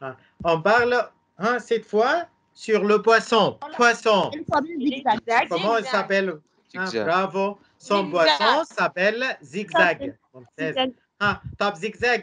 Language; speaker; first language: French; non-native, fluent; Arabic